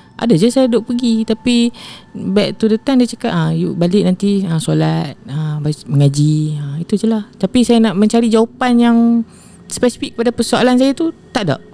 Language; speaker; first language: Malay; native; Malay